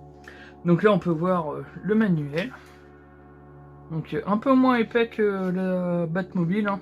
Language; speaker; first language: French; native; French